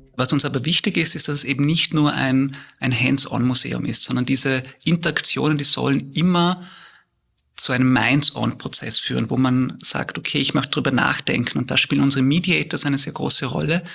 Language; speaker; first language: German; native; German